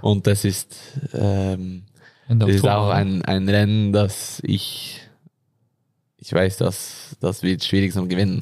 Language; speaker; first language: German; non-native, learner; Norwegian